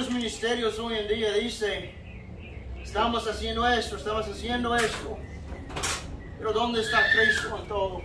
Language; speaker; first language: Spanish; non-native, fluent; English